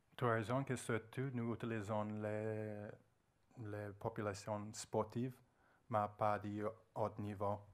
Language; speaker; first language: French; non-native, learner; English